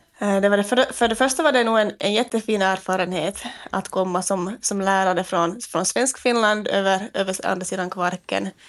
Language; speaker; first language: Swedish; native; Swedish